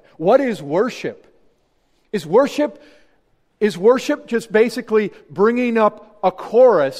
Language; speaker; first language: English; native; English